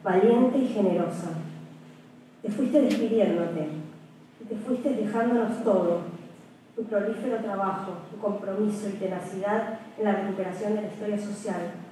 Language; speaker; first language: Spanish; native; Spanish